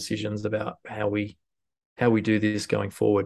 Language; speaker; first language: English; native; English